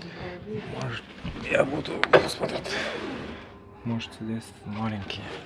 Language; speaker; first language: Russian; non-native, learner; Turkmen